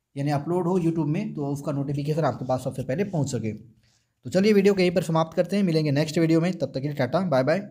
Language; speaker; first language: Hindi; native; Hindi